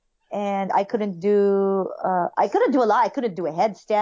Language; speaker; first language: English; non-native, local second language; Filipino